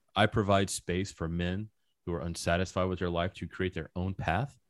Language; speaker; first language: English; native; English